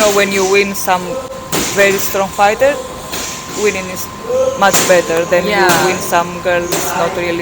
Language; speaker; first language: English; non-native, fluent; Greek